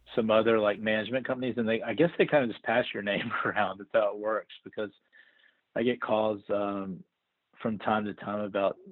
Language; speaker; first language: English; native; English